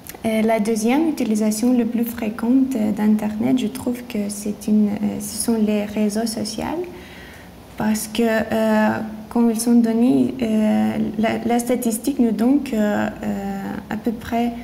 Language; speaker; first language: French; non-native, learner; Lithuanian